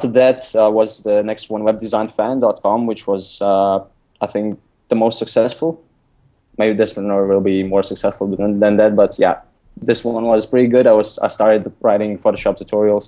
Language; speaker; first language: English; non-native, fluent; Lithuanian